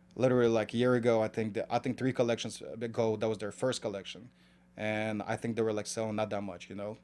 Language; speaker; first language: English; non-native, fluent; Kazakh